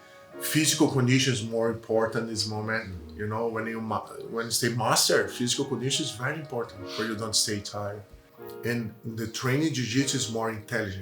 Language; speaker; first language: English; non-native, learner; Portuguese